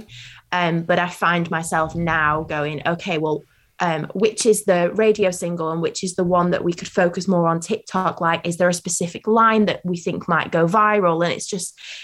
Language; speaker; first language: English; native; English